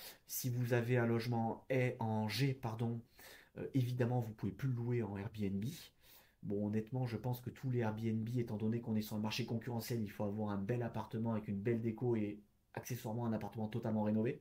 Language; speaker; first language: French; native; French